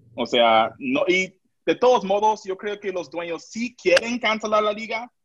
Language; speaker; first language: Spanish; non-native, local second language; English